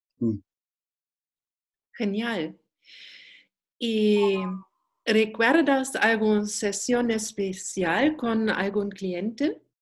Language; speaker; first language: Spanish; non-native, learner; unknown